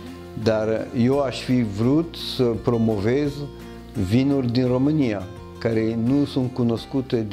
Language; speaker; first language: Romanian; early bilingual, heritage; French